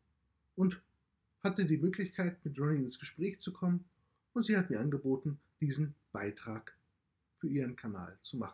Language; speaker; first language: German; native; German